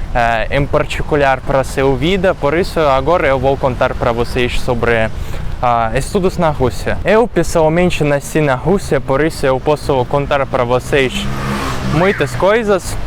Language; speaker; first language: Portuguese; non-native, fluent; Russian